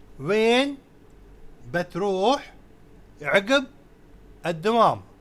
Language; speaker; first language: Arabic; non-native, fluent; Urdu